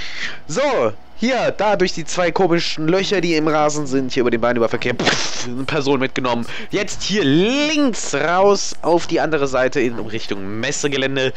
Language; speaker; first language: German; native; German